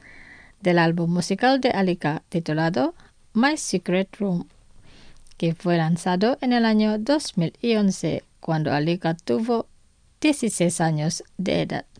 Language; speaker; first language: Spanish; non-native, fluent; Indonesian